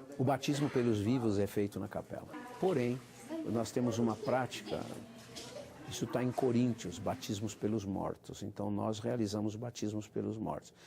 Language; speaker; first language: Portuguese; native; Portuguese